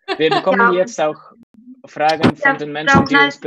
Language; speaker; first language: German; non-native, fluent; Russian